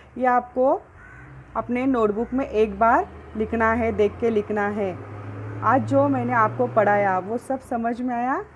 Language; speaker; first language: Hindi; non-native, local second language; Marathi